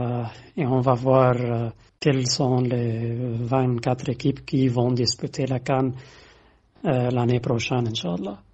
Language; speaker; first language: French; non-native, fluent; Arabic